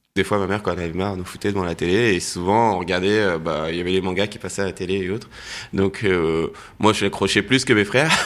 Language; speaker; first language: French; native; French